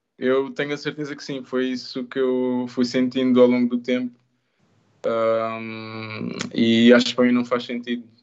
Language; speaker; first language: Portuguese; native; Portuguese